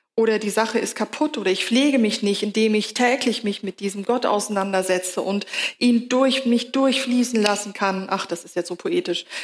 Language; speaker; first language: German; native; German